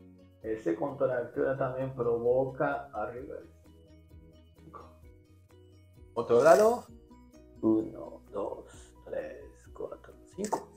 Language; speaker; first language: Spanish; non-native, learner; Japanese